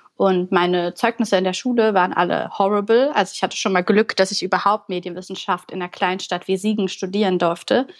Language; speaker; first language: German; early bilingual, other home language; Bulgarian